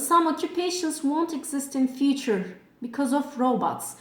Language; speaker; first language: English; non-native, fluent; Turkish